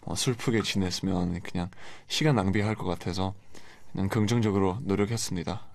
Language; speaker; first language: Korean; non-native, fluent; English